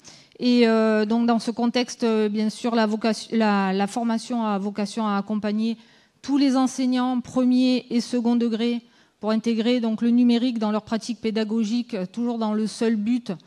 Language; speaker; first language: French; native; French